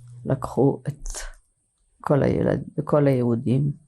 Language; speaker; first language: Hebrew; non-native, fluent; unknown